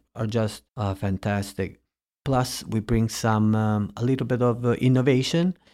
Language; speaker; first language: English; early bilingual, heritage; Italian